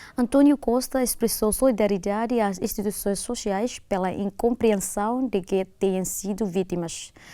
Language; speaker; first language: Portuguese; non-native, local second language; Tetum